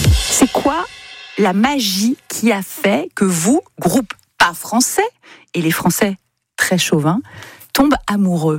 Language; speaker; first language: French; native; French